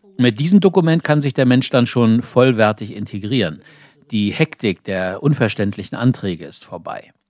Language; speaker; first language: German; non-native, fluent; Ukrainian